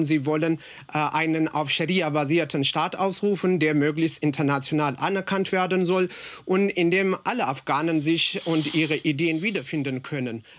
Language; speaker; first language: German; non-native, fluent; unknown